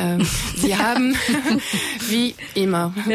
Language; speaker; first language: German; non-native, fluent; French